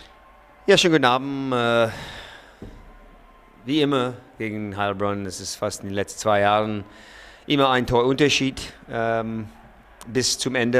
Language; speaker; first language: German; non-native, fluent; English